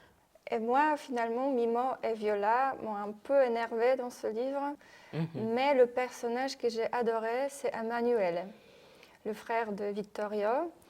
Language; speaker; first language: French; non-native, fluent; Polish